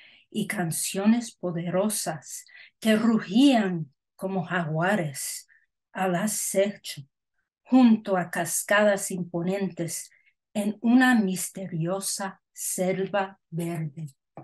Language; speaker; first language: Spanish; early bilingual, heritage; Spanish